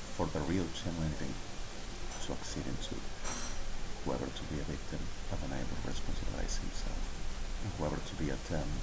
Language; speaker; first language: English; non-native, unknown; Spanish